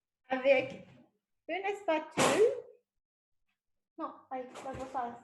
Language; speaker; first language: French; non-native, fluent; Spanish